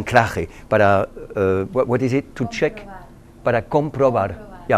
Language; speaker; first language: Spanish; non-native, learner; French